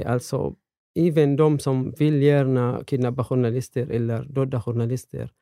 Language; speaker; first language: Swedish; non-native, fluent; Arabic